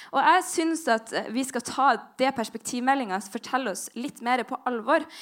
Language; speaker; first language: Norwegian; native; Norwegian